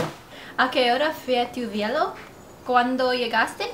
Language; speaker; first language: Spanish; non-native, learner; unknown